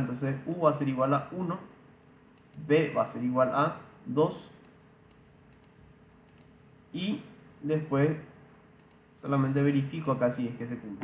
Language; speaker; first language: Spanish; native; Spanish